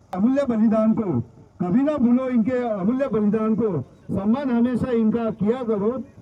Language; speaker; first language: Hindi; non-native, local second language; Marathi